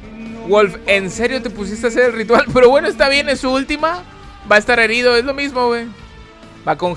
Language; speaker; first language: Spanish; native; Spanish